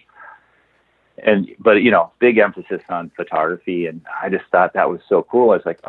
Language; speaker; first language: English; native; English